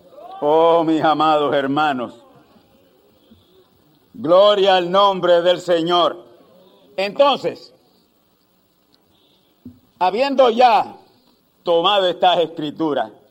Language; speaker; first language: Spanish; native; Spanish